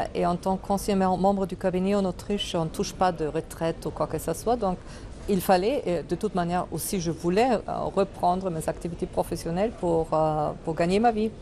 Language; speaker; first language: French; non-native, fluent; German